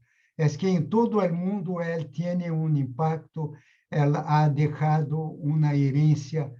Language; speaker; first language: Spanish; non-native, fluent; Portuguese